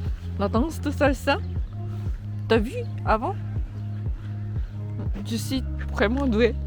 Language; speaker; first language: French; non-native, learner; Korean